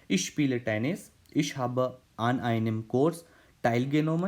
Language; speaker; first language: German; non-native, fluent; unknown